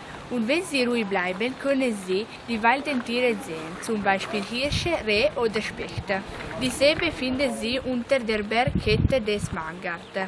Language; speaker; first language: German; non-native, learner; Italian